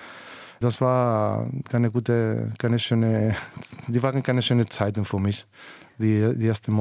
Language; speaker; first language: German; non-native, fluent; Spanish